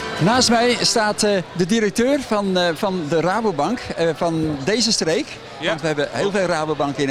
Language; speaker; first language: Dutch; native; Dutch